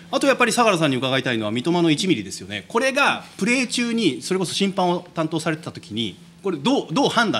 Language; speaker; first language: Japanese; native; Japanese